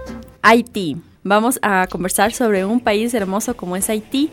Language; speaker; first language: Spanish; native; Spanish